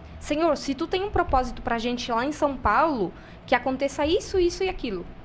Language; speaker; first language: Portuguese; non-native, fluent; Spanish